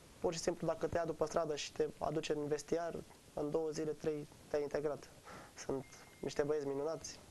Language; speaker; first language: Romanian; native; Romanian